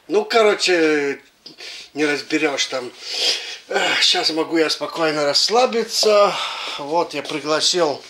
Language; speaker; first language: Russian; native; Russian